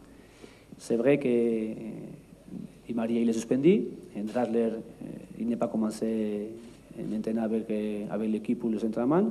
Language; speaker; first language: French; non-native, learner; Spanish